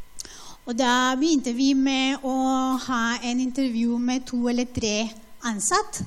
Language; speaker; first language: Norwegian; non-native, fluent; Spanish